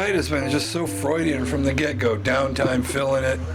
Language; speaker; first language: English; native; English